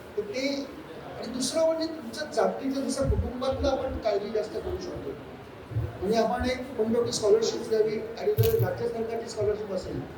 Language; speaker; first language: Marathi; native; Marathi